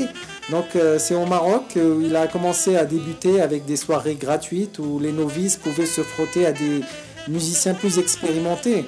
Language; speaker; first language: French; native; French